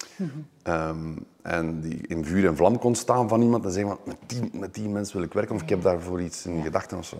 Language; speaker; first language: Dutch; native; Dutch